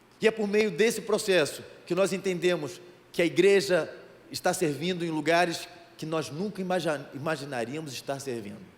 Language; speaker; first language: Portuguese; native; Portuguese